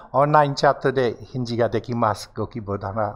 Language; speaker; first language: Japanese; non-native, fluent; English